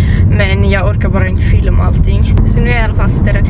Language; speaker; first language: Swedish; native; Swedish